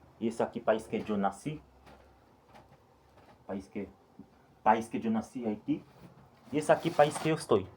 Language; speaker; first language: Spanish; non-native, learner; Haitian Creole